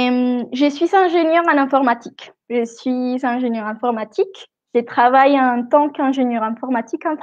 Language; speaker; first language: French; non-native, fluent; Spanish